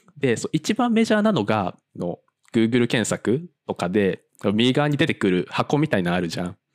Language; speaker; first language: Japanese; native; Japanese